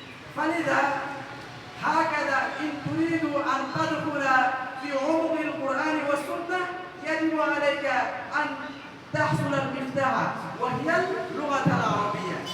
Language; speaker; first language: Arabic; non-native, fluent; Bangla